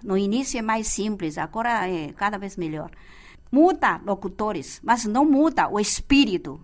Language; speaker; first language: Portuguese; non-native, fluent; Chinese